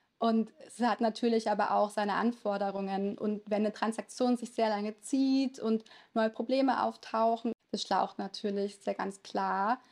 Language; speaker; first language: German; native; German